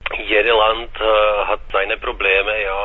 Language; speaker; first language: German; non-native, fluent; Czech